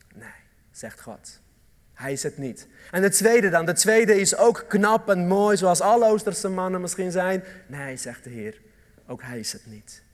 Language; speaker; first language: Dutch; early bilingual, other home language; Armenian